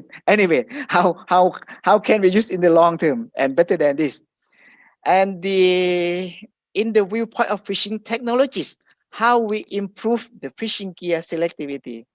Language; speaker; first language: English; non-native, fluent; Thai